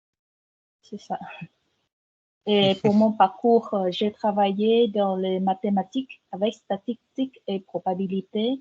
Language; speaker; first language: French; non-native, fluent; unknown